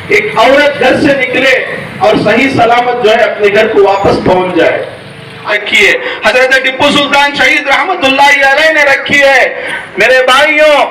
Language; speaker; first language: Urdu; native; Urdu